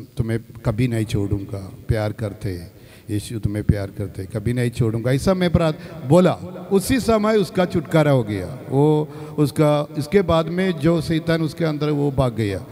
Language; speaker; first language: Hindi; non-native, local second language; Malayalam